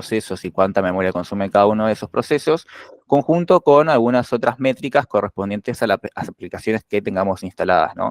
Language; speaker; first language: Spanish; native; Spanish